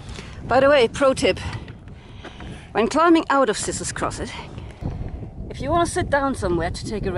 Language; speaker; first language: English; native; English